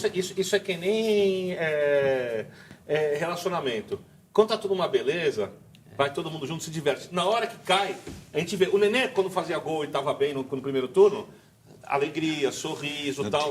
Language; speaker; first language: Portuguese; native; Portuguese